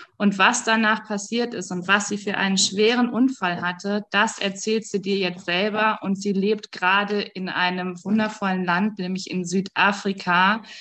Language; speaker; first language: German; native; German